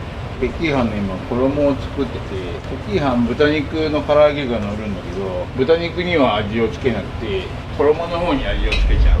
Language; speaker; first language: Japanese; native; Japanese